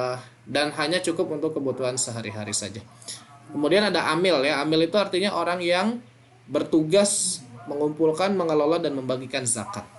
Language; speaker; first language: Indonesian; native; Indonesian